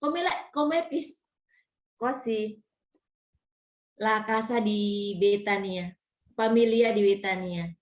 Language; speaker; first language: Italian; non-native, learner; Indonesian